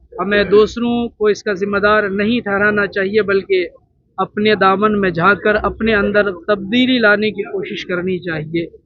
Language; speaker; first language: Urdu; native; Urdu